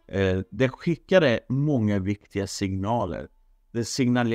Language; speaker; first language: Swedish; non-native, fluent; Persian